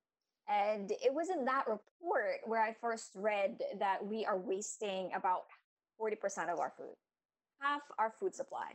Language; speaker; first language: English; non-native, local second language; Filipino